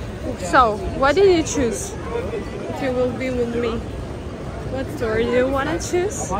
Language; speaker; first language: English; non-native, learner; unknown